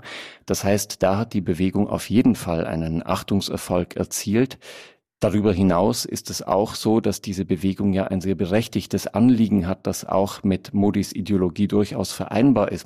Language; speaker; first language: German; native; German